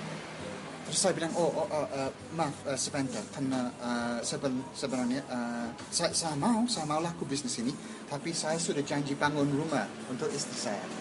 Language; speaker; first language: Indonesian; non-native, learner; English